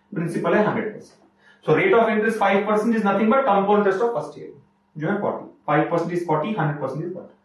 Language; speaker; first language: Hindi; native; Hindi